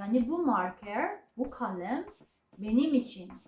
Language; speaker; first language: Turkish; non-native, learner; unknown